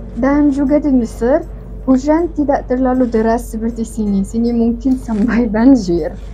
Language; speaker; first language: Indonesian; non-native, fluent; Arabic